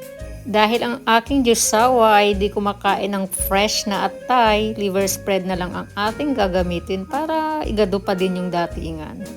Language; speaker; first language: Filipino; native; Filipino